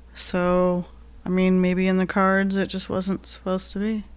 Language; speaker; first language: English; native; English